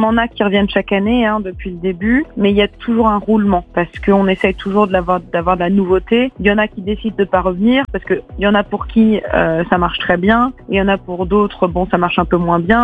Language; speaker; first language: French; native; French